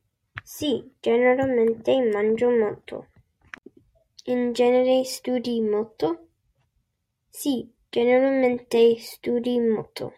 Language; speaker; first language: Italian; non-native, learner; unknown